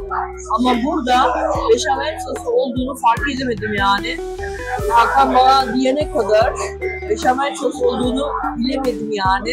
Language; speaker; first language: Turkish; early bilingual, heritage; Turkish